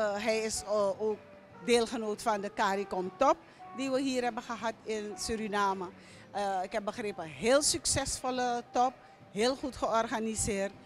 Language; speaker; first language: Dutch; native; Dutch